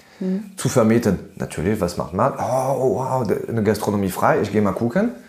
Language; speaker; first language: German; non-native, fluent; French